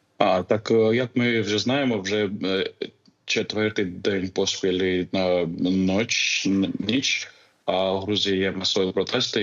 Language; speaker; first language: Ukrainian; non-native, fluent; Georgian